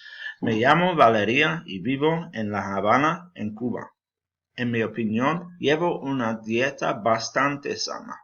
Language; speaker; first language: Spanish; non-native, fluent; English